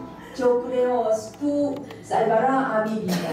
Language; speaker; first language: Spanish; non-native, learner; Korean